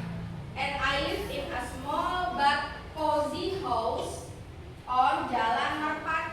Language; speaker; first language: English; non-native, fluent; Indonesian